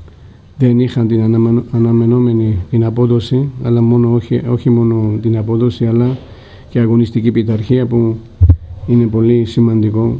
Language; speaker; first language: Greek; non-native, fluent; Georgian